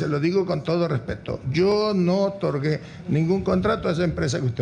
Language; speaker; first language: Spanish; native; Spanish